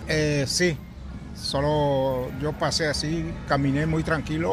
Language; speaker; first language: Spanish; non-native, learner; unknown